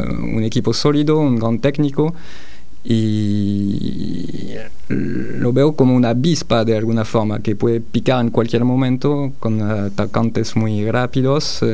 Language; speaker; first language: Spanish; non-native, fluent; French